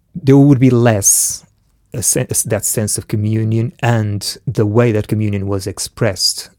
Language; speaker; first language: English; early bilingual, other home language; Portuguese